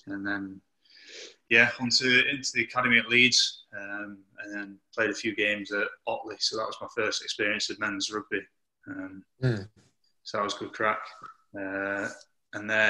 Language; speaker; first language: English; native; English